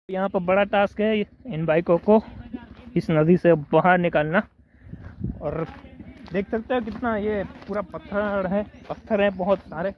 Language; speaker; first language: Hindi; non-native, local second language; Gujarati